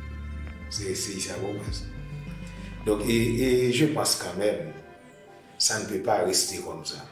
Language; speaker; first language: French; non-native, local second language; Haitian Creole